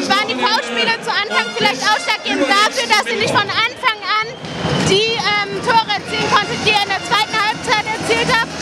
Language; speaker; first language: German; native; German